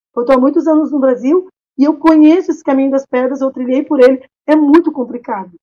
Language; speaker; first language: Portuguese; non-native, local second language; Kabuverdianu